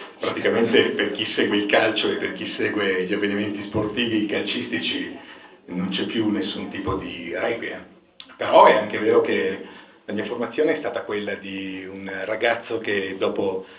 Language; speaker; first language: Italian; native; Italian